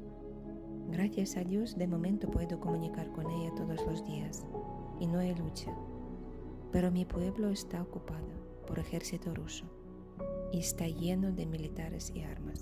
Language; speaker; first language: Spanish; non-native, fluent; Ukrainian